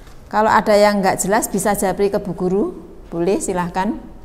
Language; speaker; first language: Indonesian; non-native, local second language; Javanese